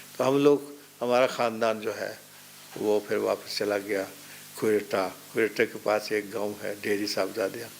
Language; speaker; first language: Urdu; non-native, local second language; Pahari-Potwari